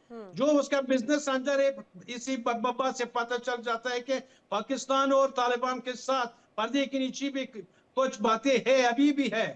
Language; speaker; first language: Hindi; non-native, fluent; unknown